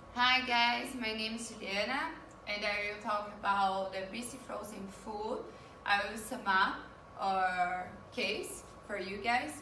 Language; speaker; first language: English; non-native, learner; Portuguese